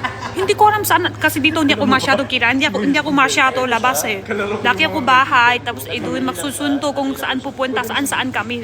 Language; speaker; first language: Filipino; non-native, learner; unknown